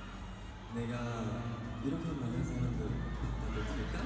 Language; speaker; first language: Korean; non-native, fluent; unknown